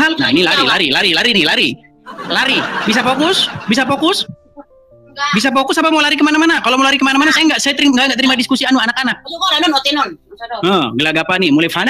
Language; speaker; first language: Indonesian; native; Indonesian